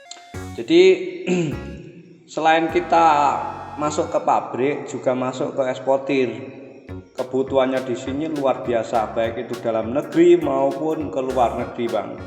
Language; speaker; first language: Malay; non-native, local second language; Javanese